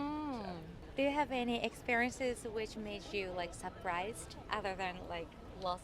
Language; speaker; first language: English; non-native, learner; Japanese